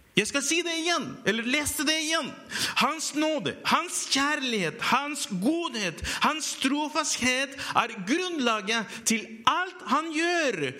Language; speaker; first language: Norwegian; non-native, fluent; Spanish